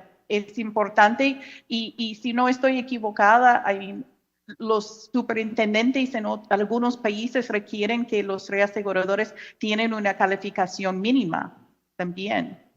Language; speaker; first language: Spanish; non-native, fluent; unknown